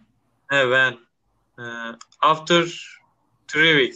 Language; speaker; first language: English; non-native, learner; Turkish